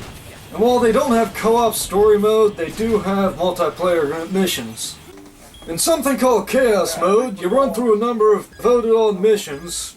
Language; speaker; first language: English; native; English